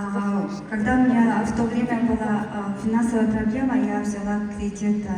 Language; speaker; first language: Russian; non-native, learner; Mongolian